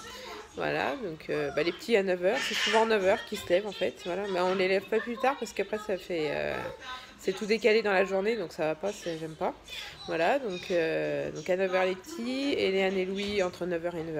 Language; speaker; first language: French; native; French